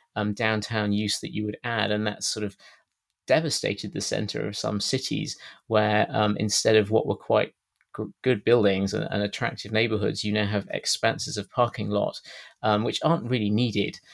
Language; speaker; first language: English; native; English